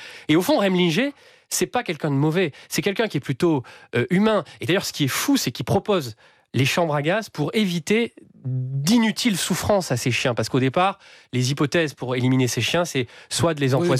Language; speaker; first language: French; native; French